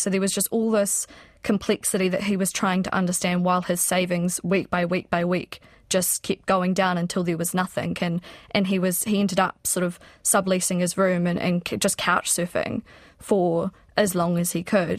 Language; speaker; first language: English; native; English